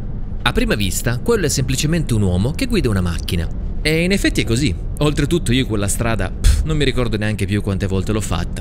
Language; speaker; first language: Italian; native; Italian